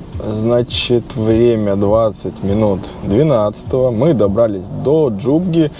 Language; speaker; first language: Russian; native; Russian